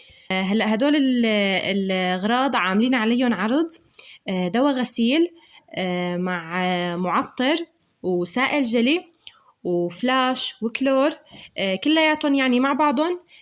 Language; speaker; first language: Arabic; native; Arabic